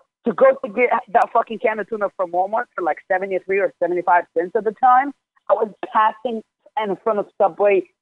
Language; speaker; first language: English; non-native, fluent; Arabic